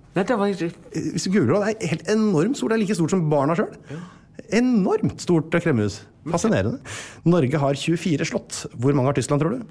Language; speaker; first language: Norwegian; native; Norwegian